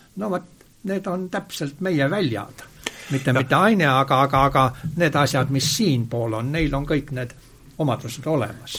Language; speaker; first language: Estonian; native; Estonian